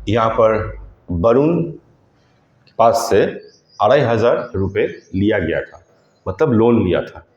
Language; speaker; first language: Hindi; non-native, local second language; Bangla